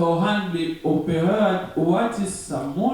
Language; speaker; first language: Danish; non-native, learner; French